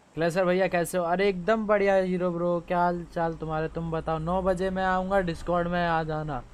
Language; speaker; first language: Hindi; native; Hindi